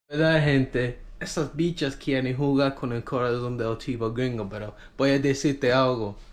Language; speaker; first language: Spanish; non-native, fluent; English